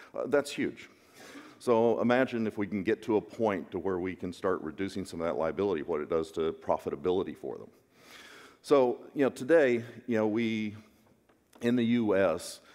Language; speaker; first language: English; native; English